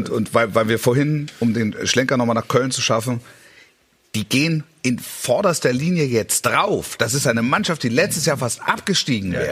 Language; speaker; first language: German; native; German